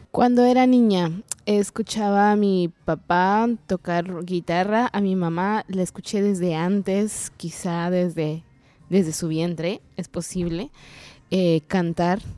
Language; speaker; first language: Spanish; non-native, local second language; Kaqchikel